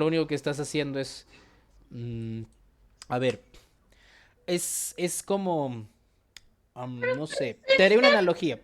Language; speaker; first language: Spanish; native; Spanish